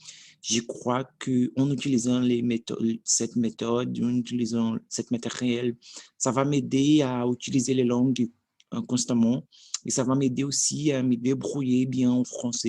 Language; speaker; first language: French; non-native, learner; Portuguese